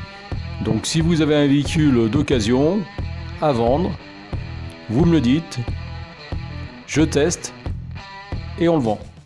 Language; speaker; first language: French; native; French